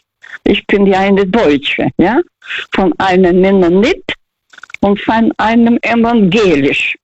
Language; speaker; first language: German; non-native, fluent; Russian